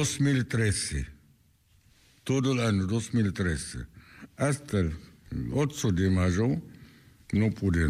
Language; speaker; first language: Spanish; non-native, fluent; Arabic